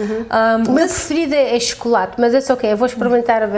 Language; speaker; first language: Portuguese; early bilingual, heritage; Portuguese